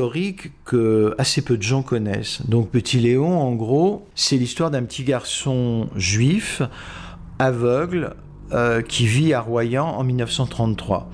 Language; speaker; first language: French; native; French